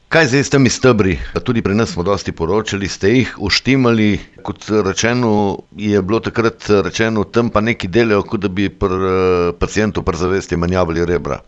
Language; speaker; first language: Slovenian; native; Slovenian